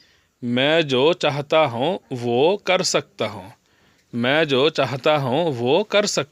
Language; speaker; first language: Hindi; non-native, learner; Bangla